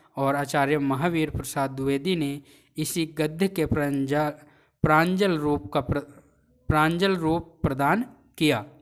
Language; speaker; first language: Hindi; native; Hindi